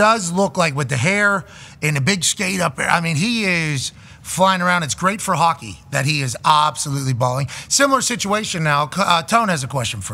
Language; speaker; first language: English; native; English